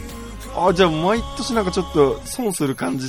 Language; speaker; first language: Japanese; native; Japanese